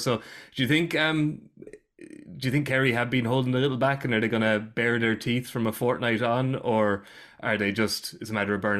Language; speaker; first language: English; native; English